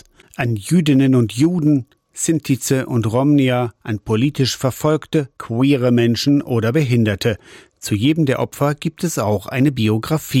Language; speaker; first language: German; native; German